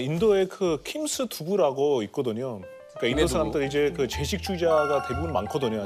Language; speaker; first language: Korean; non-native, fluent; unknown